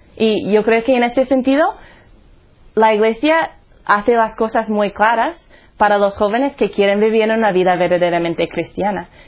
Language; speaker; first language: Spanish; non-native, fluent; English